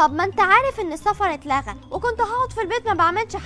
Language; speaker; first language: Arabic; native; Arabic